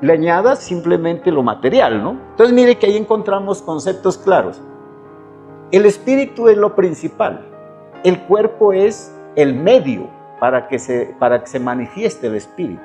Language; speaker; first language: Spanish; native; Spanish